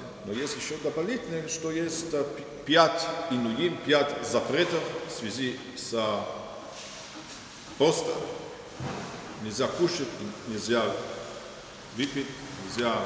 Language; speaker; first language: Russian; non-native, fluent; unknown